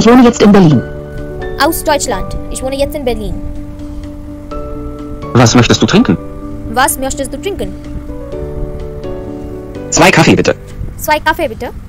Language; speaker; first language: German; non-native, fluent; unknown